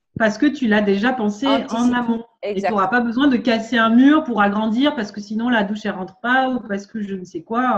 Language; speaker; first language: French; native; French